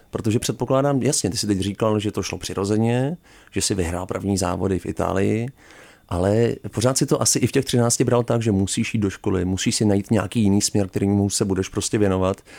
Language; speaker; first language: Czech; native; Czech